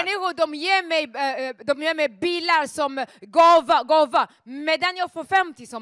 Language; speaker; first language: Swedish; non-native, fluent; Rundi